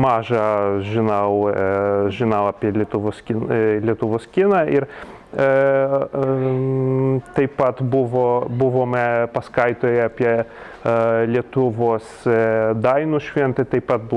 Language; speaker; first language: Lithuanian; non-native, learner; Polish